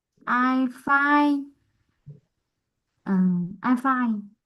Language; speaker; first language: English; non-native, learner; Vietnamese